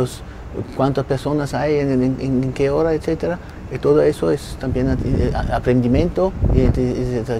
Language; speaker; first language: Spanish; non-native, fluent; German